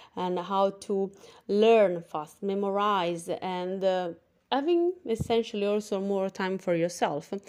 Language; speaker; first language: English; non-native, fluent; Italian